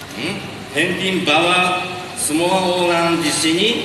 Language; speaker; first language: Indonesian; non-native, learner; Japanese